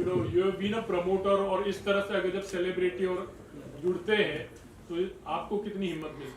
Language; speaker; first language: Hindi; native; Hindi